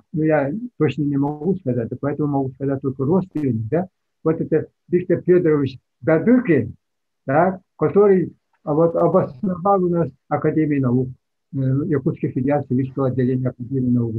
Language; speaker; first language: Russian; non-native, local second language; Yakut